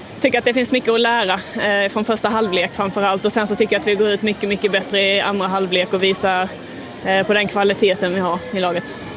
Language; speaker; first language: Swedish; native; Swedish